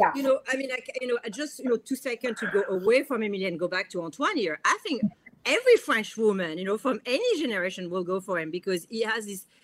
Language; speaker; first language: English; non-native, fluent; French